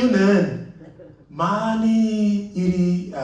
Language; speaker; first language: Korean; non-native, learner; English